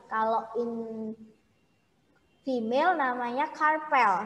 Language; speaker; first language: English; non-native, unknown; Indonesian